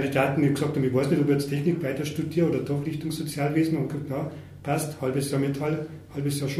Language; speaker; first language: German; native; German